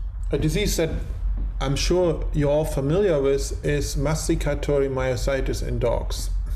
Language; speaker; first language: English; non-native, fluent; German